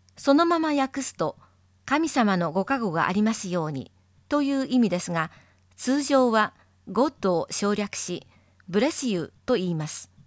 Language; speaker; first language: Japanese; non-native, fluent; English